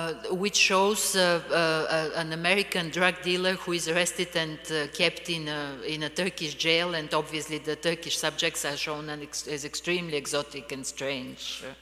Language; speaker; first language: English; non-native, fluent; Bulgarian